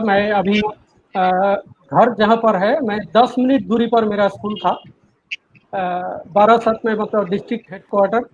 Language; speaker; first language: Hindi; non-native, local second language; Bangla